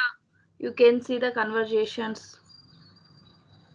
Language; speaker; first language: English; non-native, learner; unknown